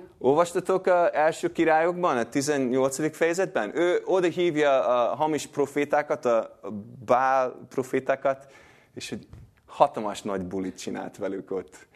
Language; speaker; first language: Hungarian; non-native, fluent; English